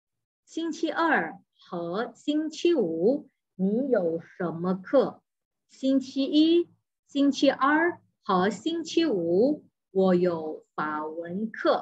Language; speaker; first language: Chinese; non-native, fluent; Indonesian